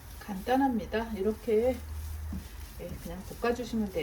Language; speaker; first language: Korean; native; Korean